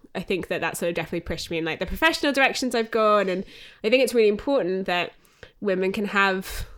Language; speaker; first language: English; native; English